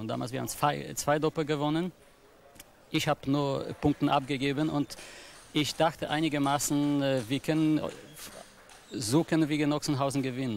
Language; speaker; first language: German; non-native, fluent; Polish